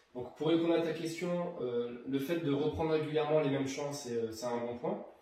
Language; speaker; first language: French; native; French